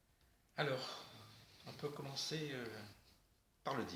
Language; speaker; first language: French; native; French